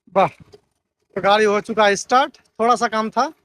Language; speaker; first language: Hindi; non-native, local second language; Bangla